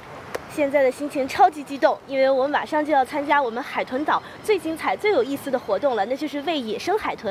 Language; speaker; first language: Chinese; native; Chinese